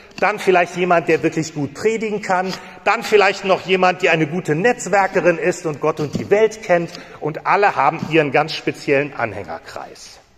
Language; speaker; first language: German; native; German